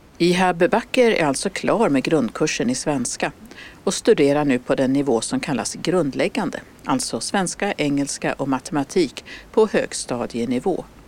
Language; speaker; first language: Swedish; native; Swedish